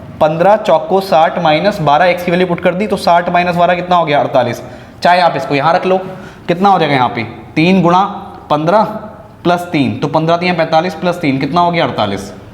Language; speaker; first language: Hindi; native; Hindi